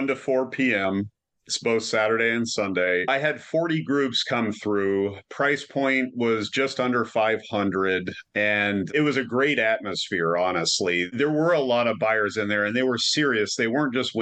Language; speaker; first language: English; native; English